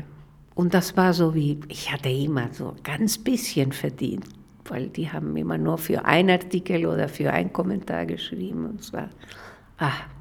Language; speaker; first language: German; non-native, fluent; Spanish